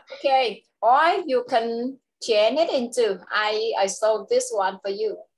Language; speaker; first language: English; non-native, local second language; Vietnamese